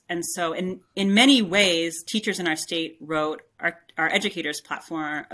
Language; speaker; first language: English; native; English